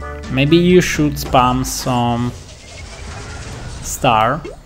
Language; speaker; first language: English; non-native, fluent; Italian